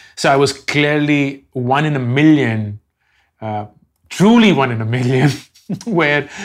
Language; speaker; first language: English; non-native, local second language; Hindi